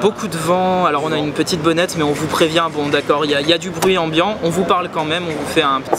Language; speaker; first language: French; native; French